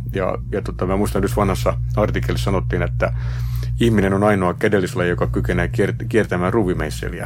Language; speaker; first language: Finnish; native; Finnish